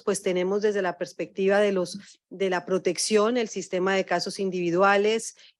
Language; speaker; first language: Spanish; native; Spanish